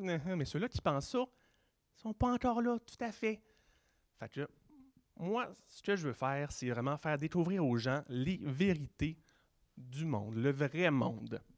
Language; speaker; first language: French; native; French